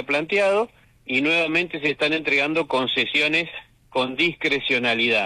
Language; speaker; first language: Spanish; native; Spanish